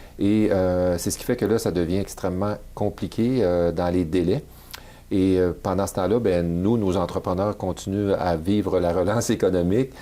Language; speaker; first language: French; native; French